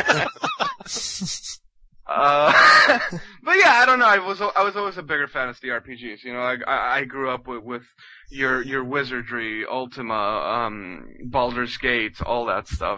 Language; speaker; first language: English; non-native, fluent; Spanish